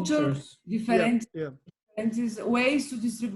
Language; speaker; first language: English; non-native, learner; Portuguese